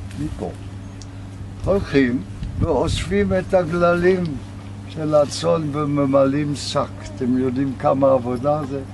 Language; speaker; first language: Hebrew; non-native, fluent; German